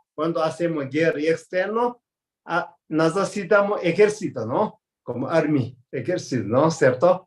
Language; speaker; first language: Spanish; non-native, learner; Tibetan